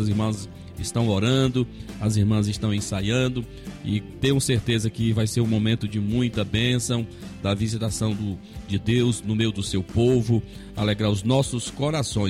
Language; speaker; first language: Portuguese; native; Portuguese